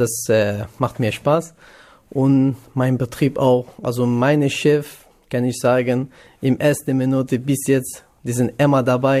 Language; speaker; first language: German; non-native, learner; Kurdish